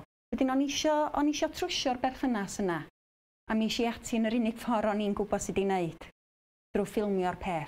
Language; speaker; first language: Welsh; native; Welsh